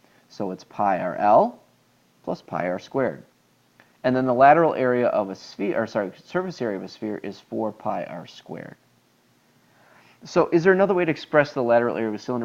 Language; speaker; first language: English; native; English